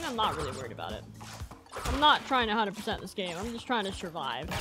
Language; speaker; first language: English; native; English